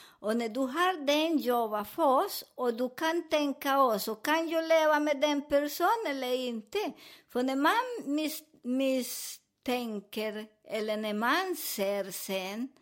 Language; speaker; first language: Swedish; non-native, fluent; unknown